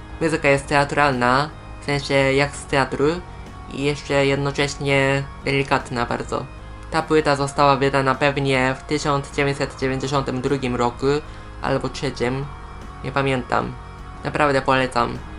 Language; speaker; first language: Polish; non-native, fluent; Japanese